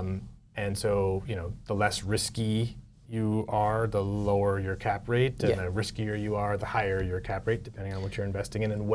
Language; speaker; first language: English; native; English